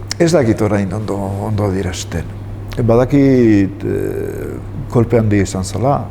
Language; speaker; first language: Basque; native; Basque